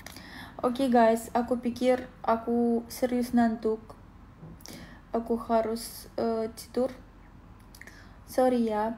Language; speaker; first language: Indonesian; non-native, learner; Russian